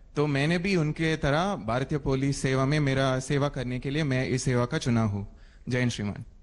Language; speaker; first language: Hindi; non-native, local second language; Kannada